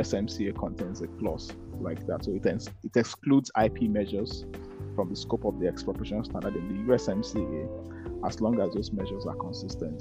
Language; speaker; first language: English; non-native, local second language; Yoruba